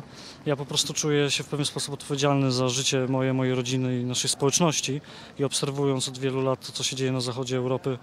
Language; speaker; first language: Polish; native; Polish